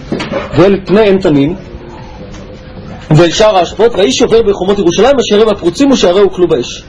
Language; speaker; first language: Hebrew; native; Hebrew